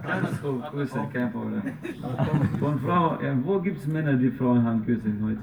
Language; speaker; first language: German; non-native, fluent; Arabic